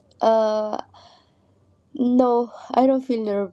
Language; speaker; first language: English; non-native, learner; Spanish